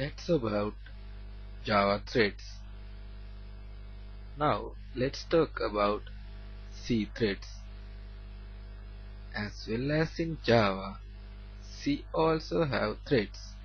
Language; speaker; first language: English; non-native, learner; Sinhala